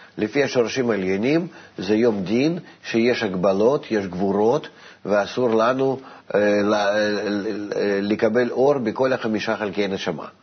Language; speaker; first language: Hebrew; non-native, fluent; Russian